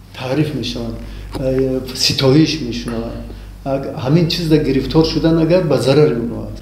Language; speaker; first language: Tajik; native; Tajik